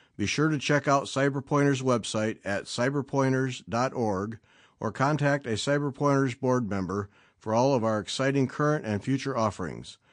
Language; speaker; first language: English; native; English